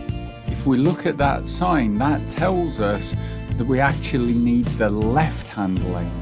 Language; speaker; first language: English; native; English